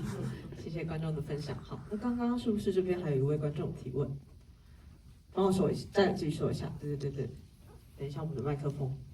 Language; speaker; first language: Chinese; native; Chinese